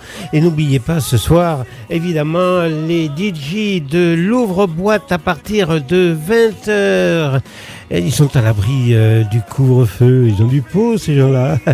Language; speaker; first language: French; native; French